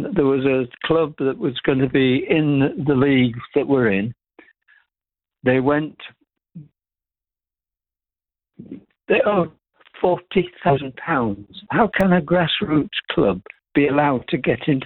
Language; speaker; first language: English; native; English